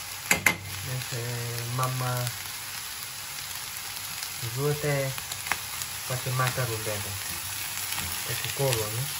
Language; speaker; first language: Polish; non-native, learner; Vietnamese